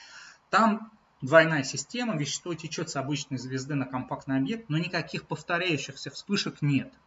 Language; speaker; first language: Russian; native; Russian